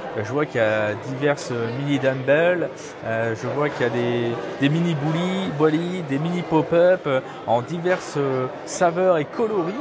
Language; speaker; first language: French; native; French